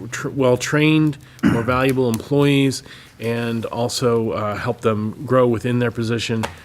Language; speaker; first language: English; native; English